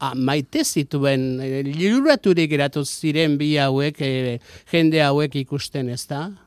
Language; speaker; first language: Basque; non-native, local second language; Spanish